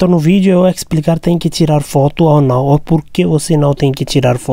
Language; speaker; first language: Portuguese; non-native, learner; Hindi